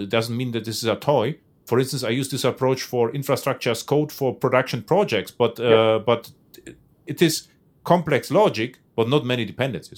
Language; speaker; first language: English; non-native, fluent; German